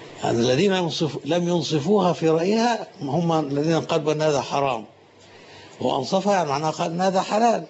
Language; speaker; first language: Arabic; native; Arabic